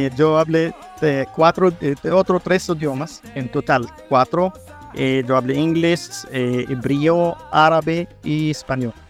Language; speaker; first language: Spanish; non-native, learner; Arabic